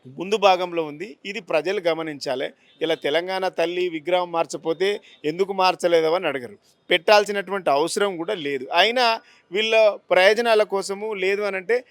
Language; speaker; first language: Telugu; native; Telugu